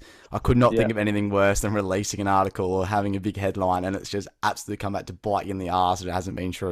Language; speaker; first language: English; native; English